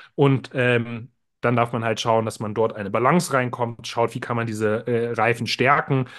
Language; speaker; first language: German; native; German